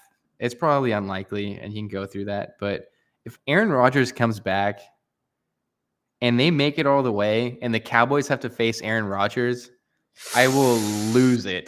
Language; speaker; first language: English; native; English